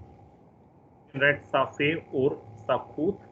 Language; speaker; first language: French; non-native, fluent; Hindi